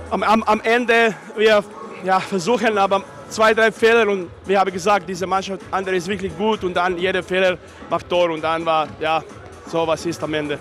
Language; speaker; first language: German; non-native, learner; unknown